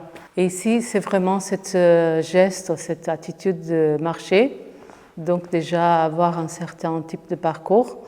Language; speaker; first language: French; non-native, fluent; Portuguese